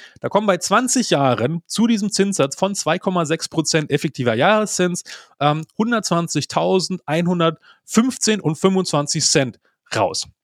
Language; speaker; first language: German; native; German